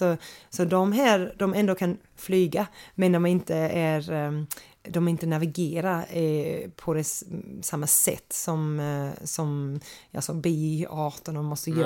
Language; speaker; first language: Swedish; non-native, fluent; English